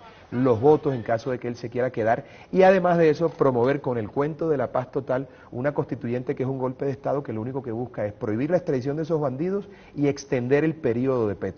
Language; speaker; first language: Spanish; native; Spanish